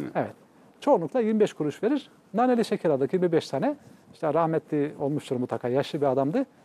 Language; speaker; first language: Turkish; native; Turkish